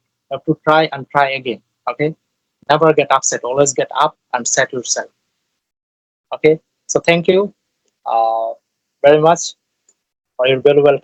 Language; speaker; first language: English; non-native, learner; Bangla